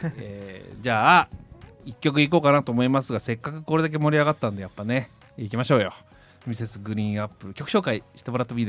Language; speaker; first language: Japanese; native; Japanese